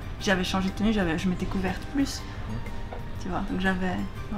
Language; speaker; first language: French; native; French